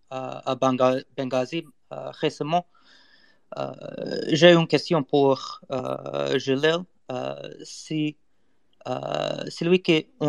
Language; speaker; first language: French; non-native, learner; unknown